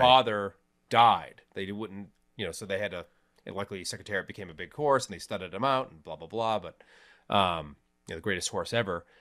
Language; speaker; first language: English; native; English